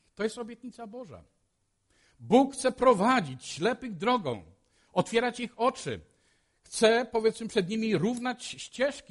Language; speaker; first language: Polish; native; Polish